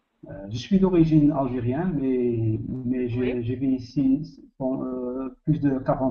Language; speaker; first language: French; non-native, learner; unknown